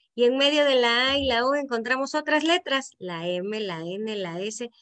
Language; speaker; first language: Spanish; native; Spanish